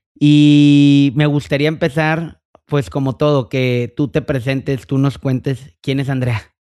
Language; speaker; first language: Spanish; native; Spanish